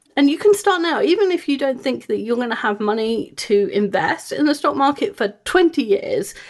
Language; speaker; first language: English; native; English